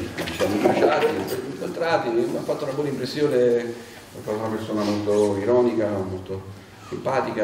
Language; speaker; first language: Italian; native; Italian